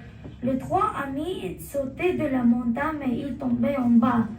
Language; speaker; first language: French; non-native, learner; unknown